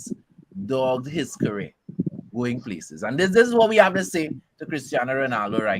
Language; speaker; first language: English; native; English